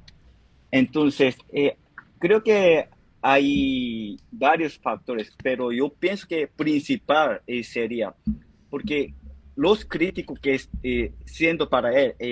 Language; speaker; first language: Spanish; non-native, fluent; Korean